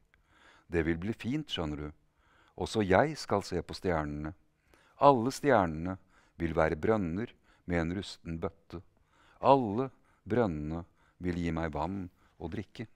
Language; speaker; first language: Norwegian; native; Norwegian